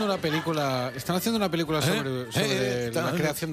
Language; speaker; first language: Spanish; native; Spanish